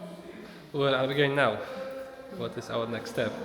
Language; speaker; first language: English; non-native, fluent; Polish